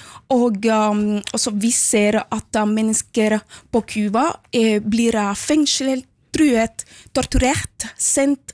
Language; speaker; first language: Norwegian; non-native, fluent; Spanish